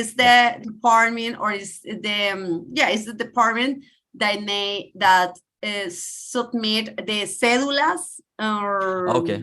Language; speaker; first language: English; non-native, learner; Spanish